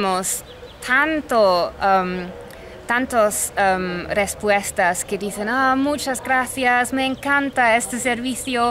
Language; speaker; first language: Spanish; non-native, fluent; English